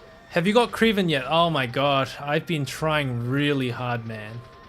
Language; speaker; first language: English; native; English